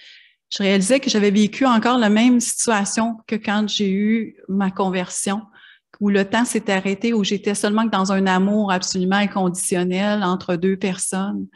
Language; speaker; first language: French; native; French